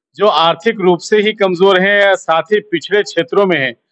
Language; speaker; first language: Hindi; native; Hindi